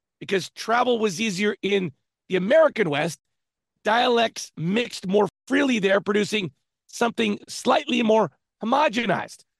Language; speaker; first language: English; native; English